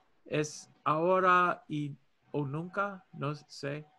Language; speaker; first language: Spanish; non-native, learner; English